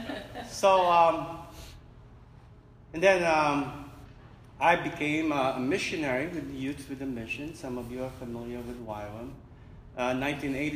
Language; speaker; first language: English; non-native, local second language; Filipino